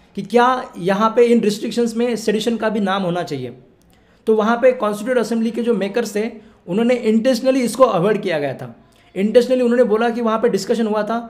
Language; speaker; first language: Hindi; non-native, local second language; Marathi